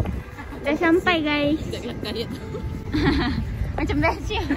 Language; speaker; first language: Malay; native; Malay